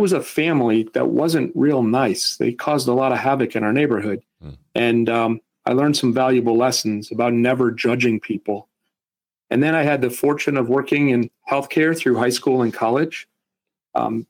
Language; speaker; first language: English; native; English